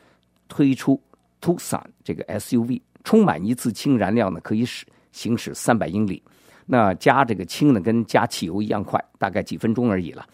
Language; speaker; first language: Chinese; native; Chinese